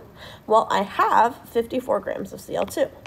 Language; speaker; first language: English; native; English